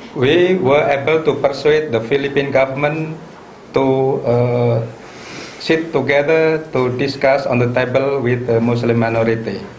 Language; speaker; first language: English; non-native, fluent; Indonesian